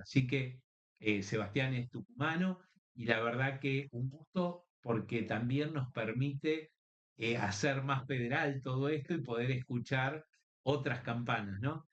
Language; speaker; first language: Spanish; native; Spanish